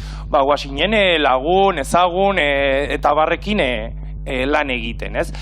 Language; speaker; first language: Basque; native; Basque